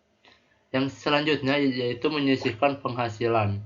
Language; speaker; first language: Indonesian; native; Indonesian